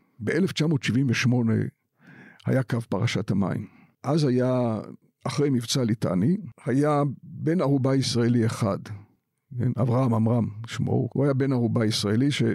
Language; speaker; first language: Hebrew; native; Hebrew